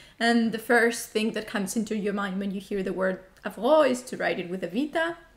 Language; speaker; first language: English; non-native, fluent; Greek